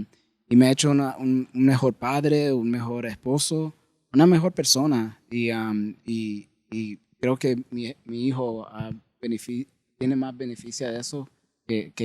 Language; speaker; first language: Spanish; early bilingual, heritage; Spanish